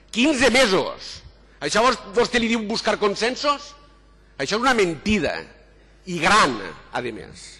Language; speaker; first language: Catalan; native; Catalan